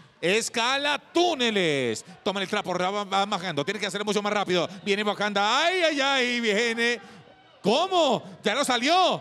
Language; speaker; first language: Spanish; native; Spanish